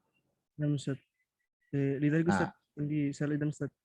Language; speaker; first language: Arabic; non-native, learner; Indonesian